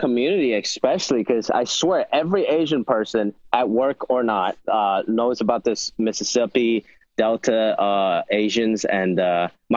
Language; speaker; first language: English; non-native, local second language; Wu Chinese